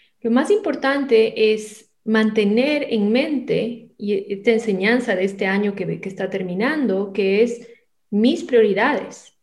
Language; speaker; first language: Spanish; native; Spanish